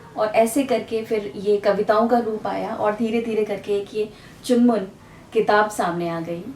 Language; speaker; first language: Hindi; native; Hindi